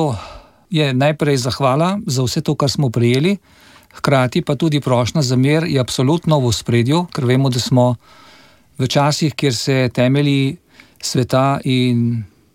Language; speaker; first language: Slovenian; native; Slovenian